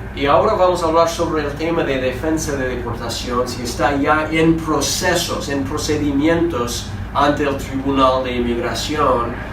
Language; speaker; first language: Spanish; non-native, fluent; English